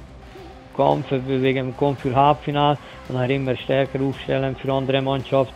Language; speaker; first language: German; non-native, learner; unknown